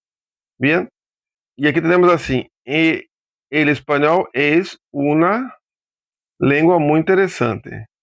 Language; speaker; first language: Spanish; non-native, fluent; Portuguese